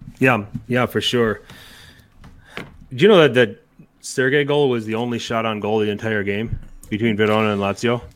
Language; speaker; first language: English; native; English